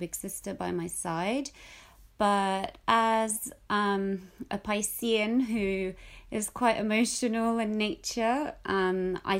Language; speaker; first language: English; early bilingual, other home language; Russian